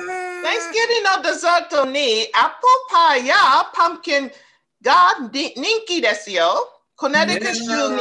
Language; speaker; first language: Japanese; non-native, learner; English